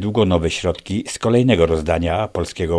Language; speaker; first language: Polish; native; Polish